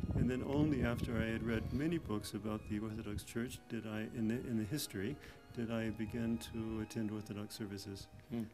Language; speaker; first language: English; native; English